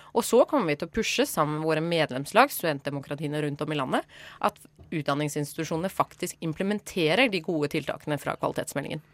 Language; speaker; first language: Norwegian; native; Norwegian